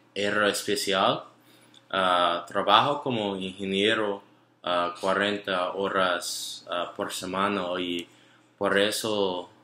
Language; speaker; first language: Spanish; non-native, learner; English